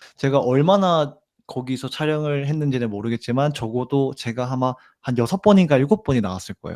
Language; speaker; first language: Korean; native; Korean